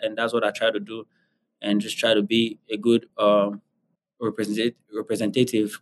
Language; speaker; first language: English; non-native, local second language; Igbo